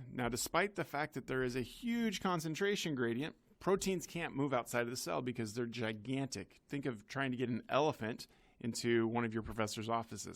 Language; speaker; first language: English; native; English